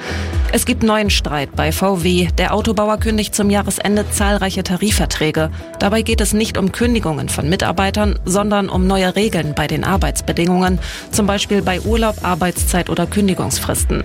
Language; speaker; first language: German; native; German